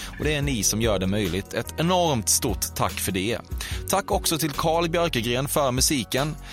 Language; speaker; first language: Swedish; native; Swedish